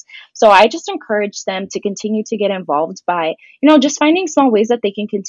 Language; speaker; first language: English; native; English